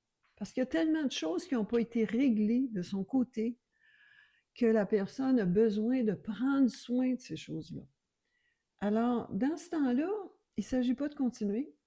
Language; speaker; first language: French; native; French